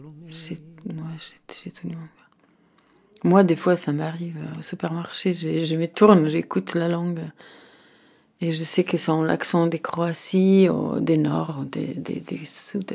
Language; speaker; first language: French; non-native, fluent; Croatian